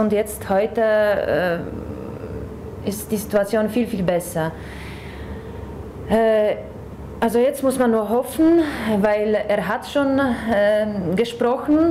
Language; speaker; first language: German; non-native, fluent; Polish